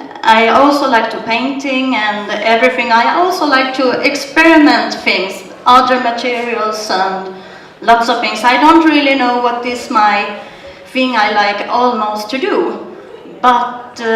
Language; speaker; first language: English; non-native, learner; Swedish